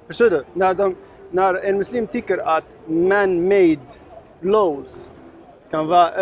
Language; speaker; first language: Swedish; non-native, learner; Arabic